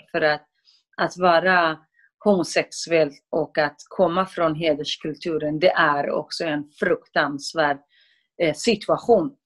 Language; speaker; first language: Swedish; non-native, fluent; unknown